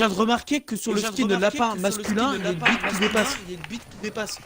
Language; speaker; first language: French; native; French